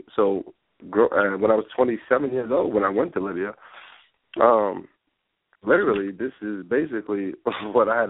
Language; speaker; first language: English; non-native, local second language; Yoruba